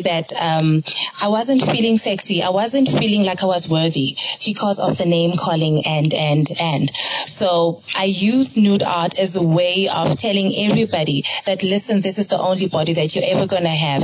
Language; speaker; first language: English; non-native, local second language; Zulu